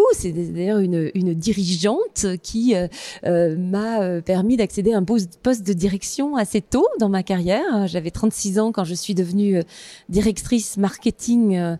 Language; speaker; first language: French; native; French